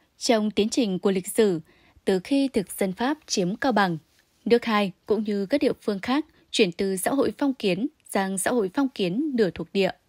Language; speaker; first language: Vietnamese; native; Vietnamese